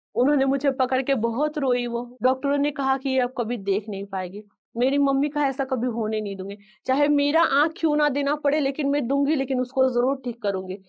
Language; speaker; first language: Hindi; non-native, local second language; Bangla